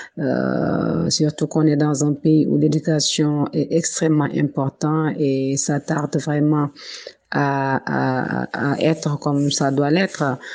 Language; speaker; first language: French; non-native, local second language; Wolof